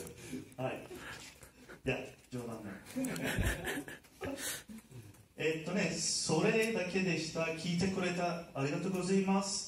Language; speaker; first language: Japanese; non-native, learner; Turkish